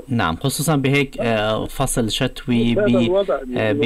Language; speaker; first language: Arabic; native; Arabic